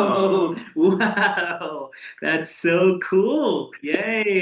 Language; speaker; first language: English; non-native, fluent; Spanish